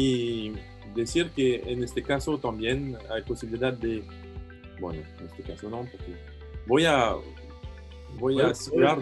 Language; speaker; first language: Spanish; non-native, fluent; French